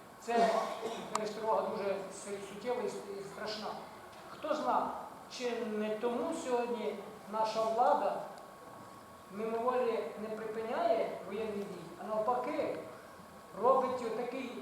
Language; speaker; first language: Ukrainian; native; Ukrainian